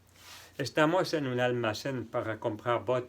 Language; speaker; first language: Spanish; non-native, fluent; French